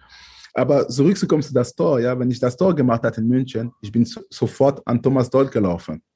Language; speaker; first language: German; non-native, fluent; French